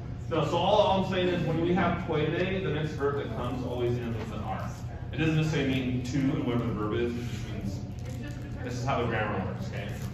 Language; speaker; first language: English; native; English